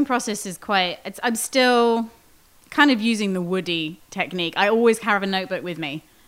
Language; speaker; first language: English; native; English